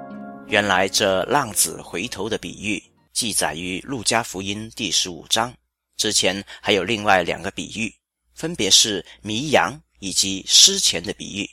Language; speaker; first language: Chinese; native; Chinese